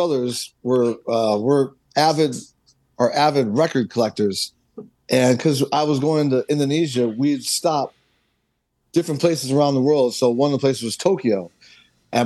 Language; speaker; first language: English; native; English